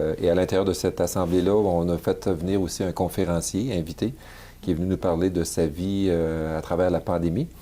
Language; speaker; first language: French; native; French